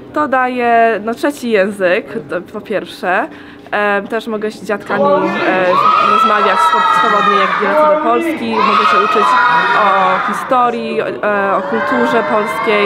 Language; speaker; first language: Polish; early bilingual, heritage; Polish